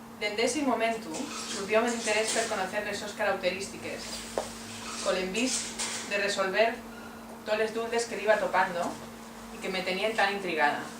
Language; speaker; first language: Asturian; non-native, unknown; Catalan